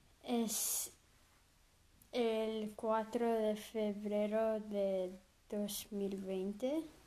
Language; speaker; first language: Spanish; non-native, learner; English